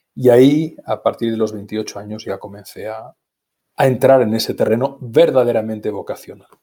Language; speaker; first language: Spanish; native; Spanish